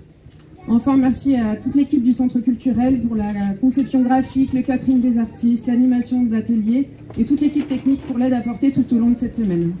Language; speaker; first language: French; native; French